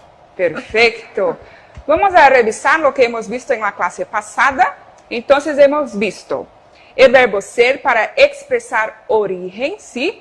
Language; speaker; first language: Spanish; non-native, fluent; Portuguese